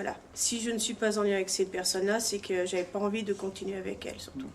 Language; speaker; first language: French; native; French